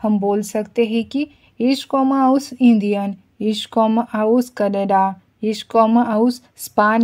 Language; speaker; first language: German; non-native, fluent; Hindi